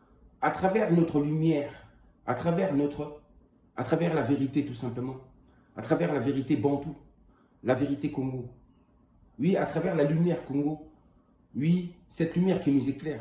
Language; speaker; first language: French; non-native, local second language; Kongo